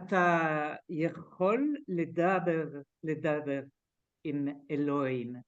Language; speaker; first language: Hebrew; non-native, learner; French